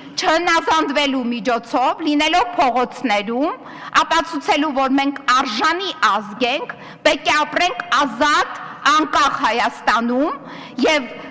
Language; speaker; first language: Armenian; native; Armenian